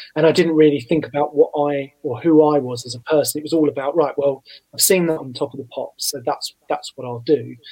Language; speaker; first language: English; native; English